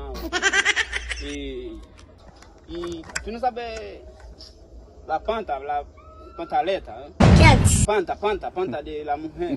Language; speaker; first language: Spanish; non-native, learner; Haitian Creole